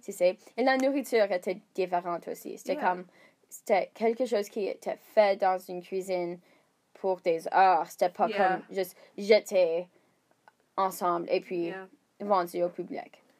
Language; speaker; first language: French; non-native, learner; English